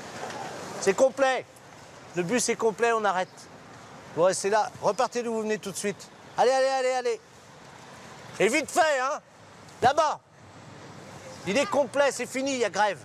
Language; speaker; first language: French; native; French